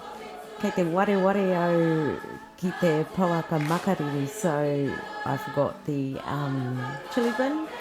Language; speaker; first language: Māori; non-native, local second language; English